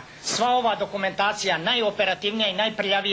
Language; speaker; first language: Bosnian; native; Bosnian